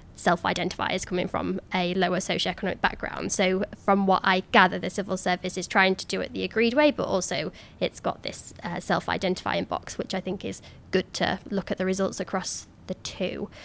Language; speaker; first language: English; native; English